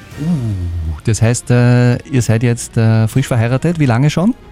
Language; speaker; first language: German; native; German